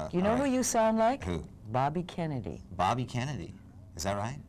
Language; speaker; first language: English; native; English